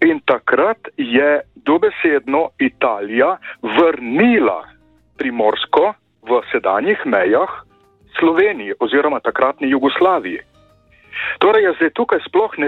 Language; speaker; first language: Slovenian; native; Slovenian